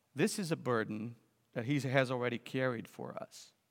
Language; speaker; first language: English; non-native, fluent; Portuguese